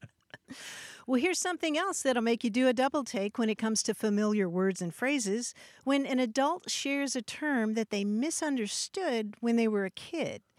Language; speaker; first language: English; native; English